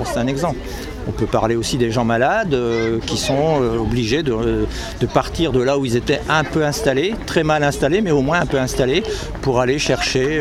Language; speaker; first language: French; native; French